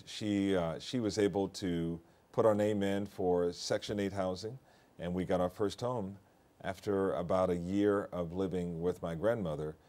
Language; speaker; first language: English; native; English